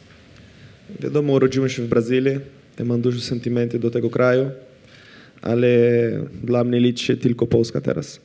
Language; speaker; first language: Polish; non-native, fluent; Portuguese